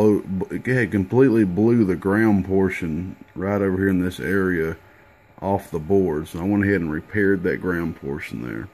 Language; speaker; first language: English; native; English